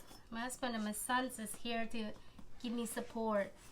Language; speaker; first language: English; non-native, learner; Thai